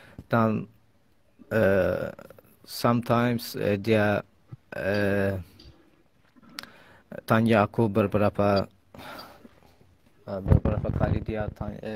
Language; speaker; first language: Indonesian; non-native, learner; Azerbaijani